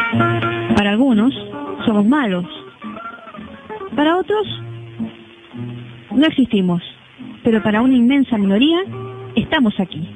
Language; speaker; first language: Spanish; native; Spanish